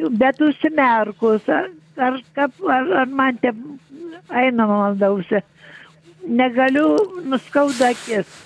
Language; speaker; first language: Lithuanian; native; Lithuanian